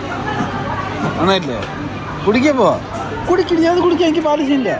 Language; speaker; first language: Malayalam; native; Malayalam